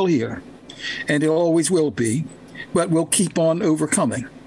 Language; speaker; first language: English; native; English